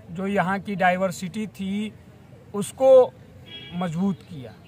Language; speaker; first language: Hindi; native; Hindi